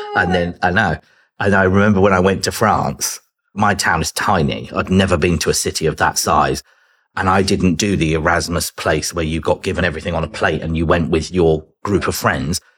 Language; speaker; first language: English; native; English